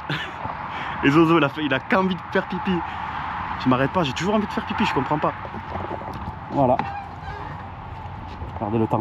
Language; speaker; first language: French; native; French